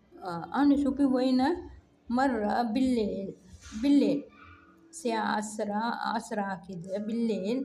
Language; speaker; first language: Arabic; non-native, learner; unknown